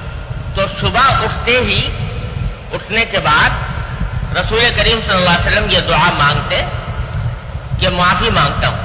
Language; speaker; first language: Urdu; native; Urdu